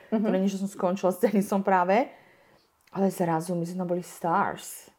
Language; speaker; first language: Slovak; native; Slovak